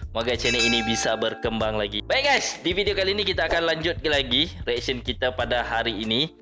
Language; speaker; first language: Malay; native; Malay